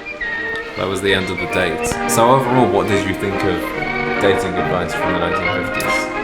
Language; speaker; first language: English; native; English